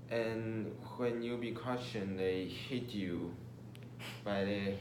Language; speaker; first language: English; non-native, learner; Chinese